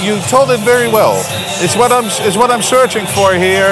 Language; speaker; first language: English; non-native, fluent; Dutch